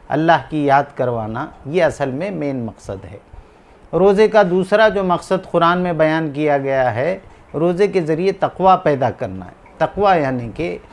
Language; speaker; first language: Hindi; native; Hindi